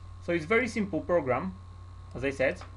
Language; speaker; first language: English; non-native, fluent; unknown